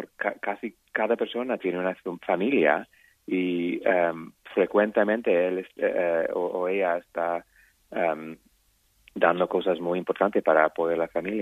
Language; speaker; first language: Spanish; non-native, learner; English